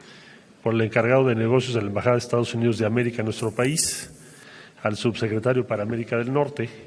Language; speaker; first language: Spanish; native; Spanish